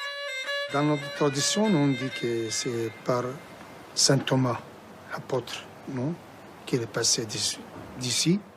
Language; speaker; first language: French; non-native, fluent; Assyrian Neo-Aramaic